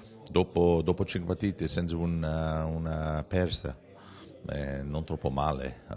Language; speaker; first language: Italian; non-native, learner; English